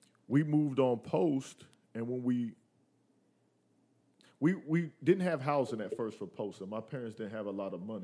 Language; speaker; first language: English; early bilingual, other home language; Spanish